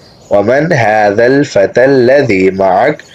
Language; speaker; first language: Arabic; non-native, fluent; Urdu